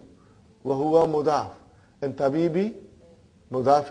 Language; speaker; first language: Arabic; non-native, fluent; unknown